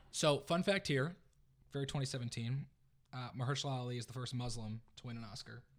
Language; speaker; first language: English; native; English